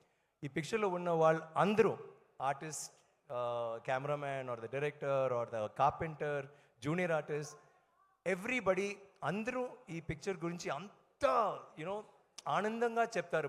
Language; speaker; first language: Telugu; non-native, learner; Tamil